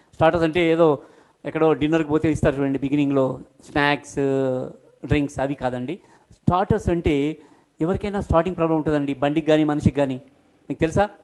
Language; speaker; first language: Telugu; non-native, local second language; Urdu